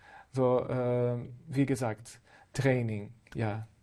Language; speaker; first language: German; non-native, fluent; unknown